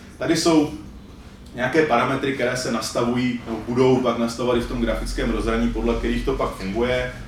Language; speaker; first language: Czech; native; Czech